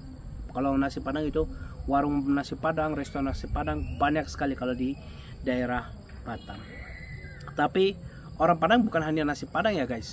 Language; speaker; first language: Indonesian; non-native, fluent; Arabic